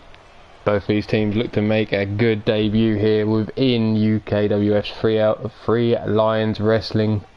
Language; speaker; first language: English; native; English